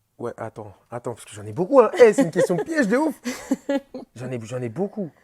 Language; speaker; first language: French; early bilingual, other home language; Wolof